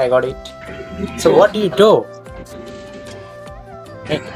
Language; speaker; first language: English; non-native, learner; Bangla